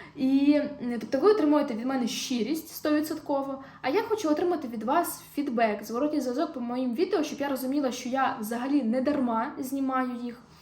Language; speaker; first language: Ukrainian; non-native, local second language; Russian